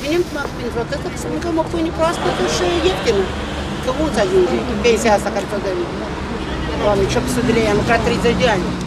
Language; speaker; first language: Romanian; native; Romanian